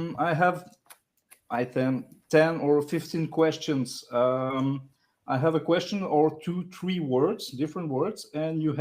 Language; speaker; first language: English; non-native, learner; French